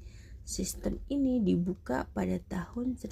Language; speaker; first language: Indonesian; native; Indonesian